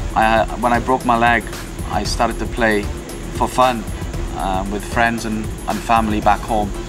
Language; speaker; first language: English; native; English